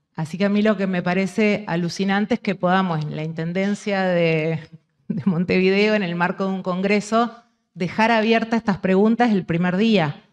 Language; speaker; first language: Spanish; native; Spanish